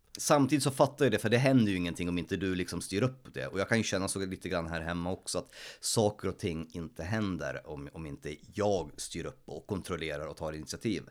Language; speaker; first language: Swedish; early bilingual, other home language; Polish